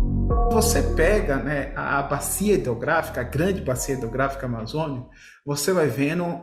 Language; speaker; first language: Portuguese; native; Portuguese